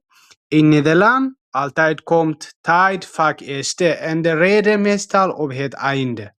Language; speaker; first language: Dutch; non-native, learner; Tigrinya